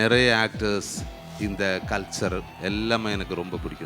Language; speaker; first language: Tamil; non-native, learner; Malayalam